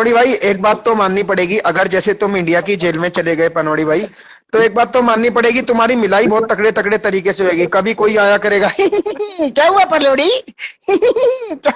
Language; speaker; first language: Hindi; native; Hindi